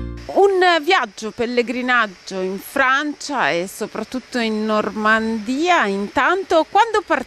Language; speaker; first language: Italian; native; Italian